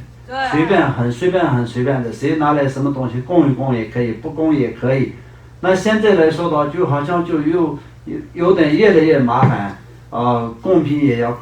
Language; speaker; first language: Chinese; non-native, local second language; Tibetan